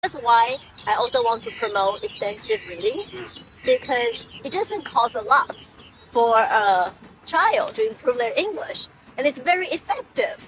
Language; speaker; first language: English; non-native, fluent; Chinese